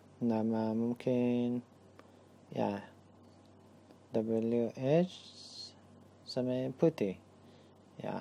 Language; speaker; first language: Indonesian; non-native, learner; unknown